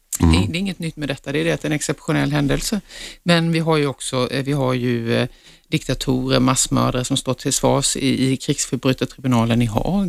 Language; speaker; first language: Swedish; native; Swedish